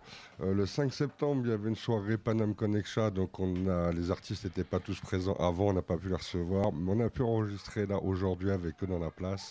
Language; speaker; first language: French; native; French